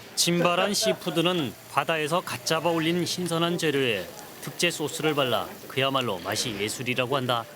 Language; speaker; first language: Korean; native; Korean